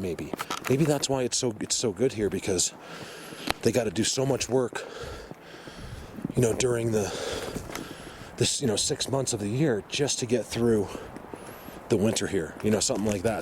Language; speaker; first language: English; native; English